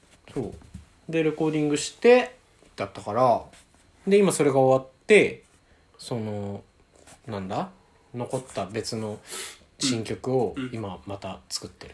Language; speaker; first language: Japanese; native; Japanese